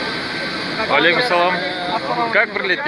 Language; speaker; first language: Russian; non-native, local second language; Kyrgyz